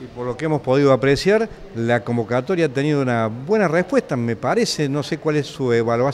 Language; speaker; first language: Spanish; native; Spanish